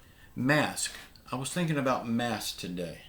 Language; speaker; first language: English; native; English